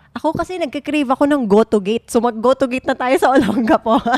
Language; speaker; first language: English; non-native, local second language; Filipino